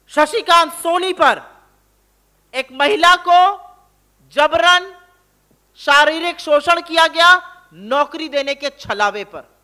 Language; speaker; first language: Hindi; native; Hindi